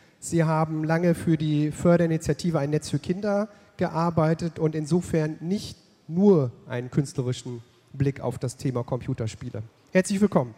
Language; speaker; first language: German; native; German